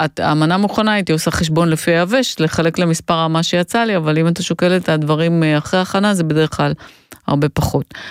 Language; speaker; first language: Hebrew; native; Hebrew